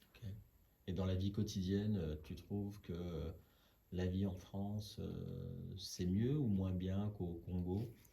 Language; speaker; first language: French; native; French